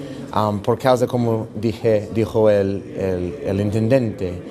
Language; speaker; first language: Spanish; non-native, fluent; English